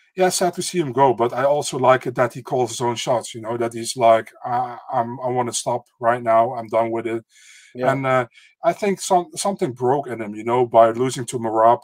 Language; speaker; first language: English; non-native, fluent; Dutch